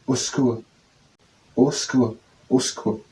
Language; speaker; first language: French; non-native, learner; English